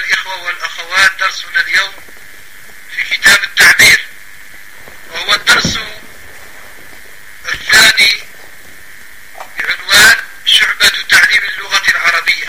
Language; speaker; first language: Arabic; non-native, fluent; French